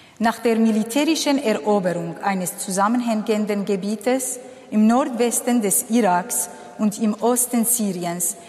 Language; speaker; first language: German; non-native, fluent; Kurdish